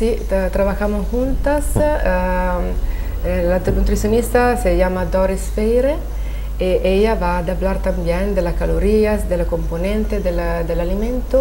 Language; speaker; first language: Spanish; non-native, learner; Italian